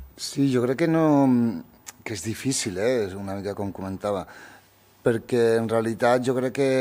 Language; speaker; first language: Catalan; early bilingual, other home language; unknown